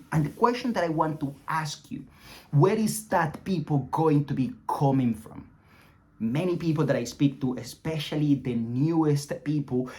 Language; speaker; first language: English; non-native, fluent; Spanish